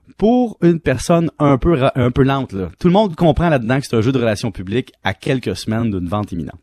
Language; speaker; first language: French; native; French